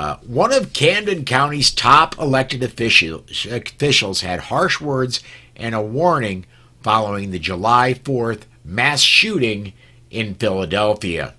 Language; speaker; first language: English; native; English